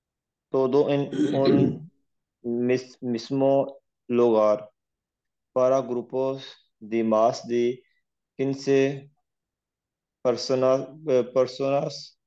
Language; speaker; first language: Spanish; non-native, learner; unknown